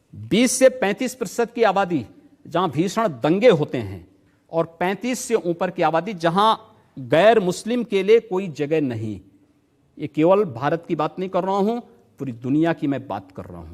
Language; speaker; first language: Hindi; native; Hindi